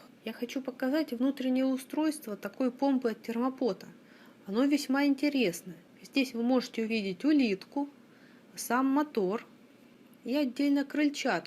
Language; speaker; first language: Russian; native; Russian